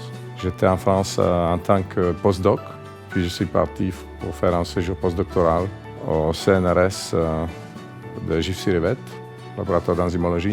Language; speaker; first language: French; non-native, fluent; Czech